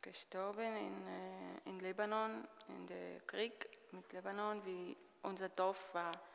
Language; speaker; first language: German; non-native, fluent; Hebrew